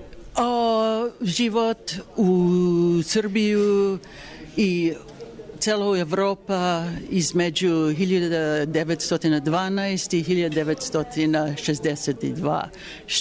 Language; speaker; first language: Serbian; early bilingual, heritage; Serbian